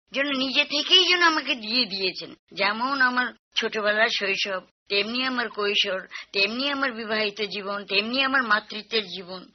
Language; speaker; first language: Bangla; native; Bangla